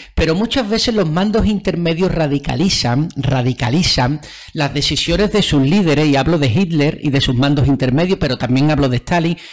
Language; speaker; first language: Spanish; native; Spanish